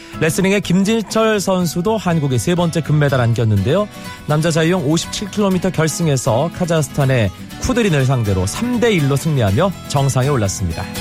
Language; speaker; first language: Korean; native; Korean